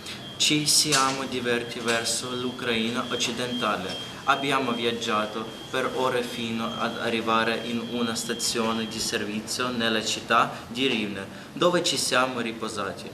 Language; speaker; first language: Italian; non-native, learner; Ukrainian